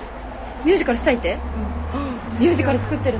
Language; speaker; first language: Japanese; native; Japanese